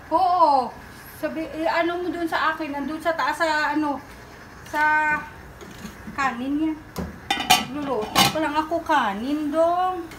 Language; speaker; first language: Filipino; non-native, local second language; Hiligaynon